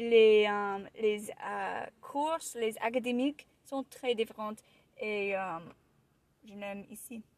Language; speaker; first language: French; non-native, learner; English